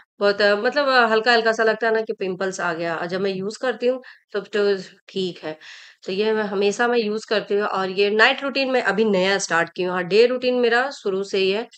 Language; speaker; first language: Hindi; native; Hindi